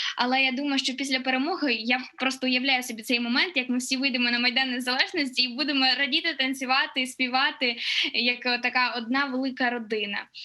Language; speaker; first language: Ukrainian; non-native, local second language; Russian